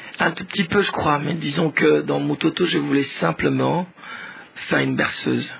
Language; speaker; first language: French; non-native, local second language; Swahili